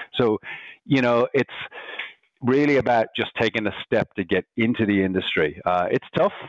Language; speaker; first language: English; native; English